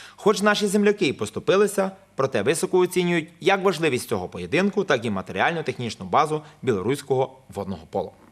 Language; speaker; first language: Ukrainian; native; Ukrainian